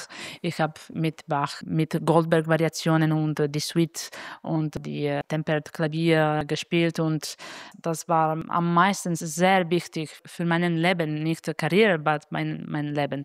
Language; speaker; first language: German; non-native, fluent; Italian